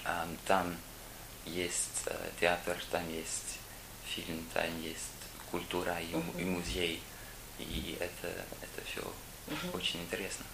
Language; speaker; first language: Russian; non-native, learner; English